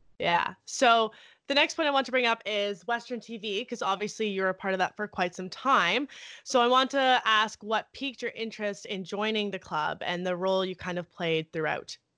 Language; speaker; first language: English; native; English